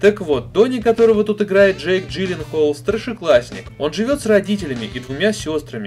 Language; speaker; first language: Russian; native; Russian